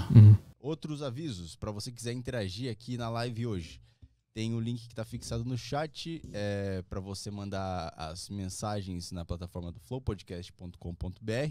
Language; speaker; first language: Portuguese; native; Portuguese